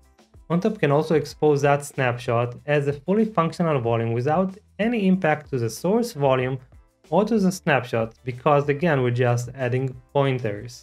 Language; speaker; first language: English; non-native, fluent; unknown